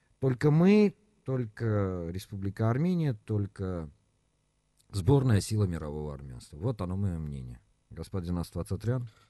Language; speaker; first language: Russian; non-native, local second language; Armenian